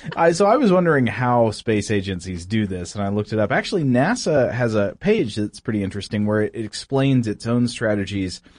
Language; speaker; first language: English; native; English